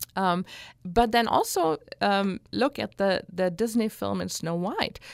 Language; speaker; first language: English; non-native, fluent; German